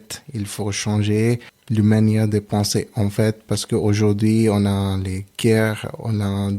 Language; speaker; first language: French; non-native, learner; Telugu